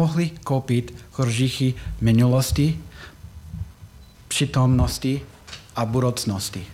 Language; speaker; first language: Czech; non-native, learner; English